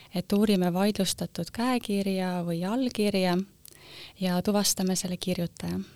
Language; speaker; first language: Estonian; native; Estonian